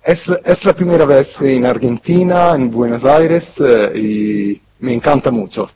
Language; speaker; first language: Spanish; non-native, fluent; Italian